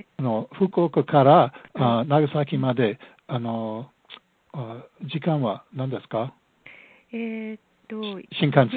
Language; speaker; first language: Japanese; non-native, learner; English